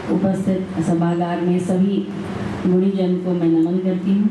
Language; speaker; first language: Hindi; native; Hindi